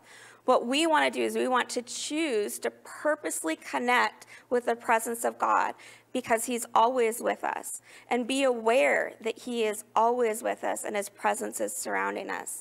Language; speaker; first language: English; native; English